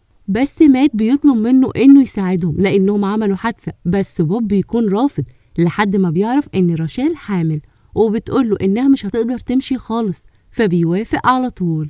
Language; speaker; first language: Arabic; native; Arabic